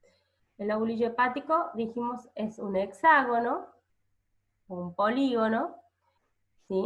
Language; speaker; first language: Spanish; native; Spanish